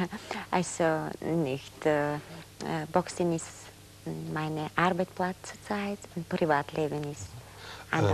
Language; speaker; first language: German; non-native, fluent; Bulgarian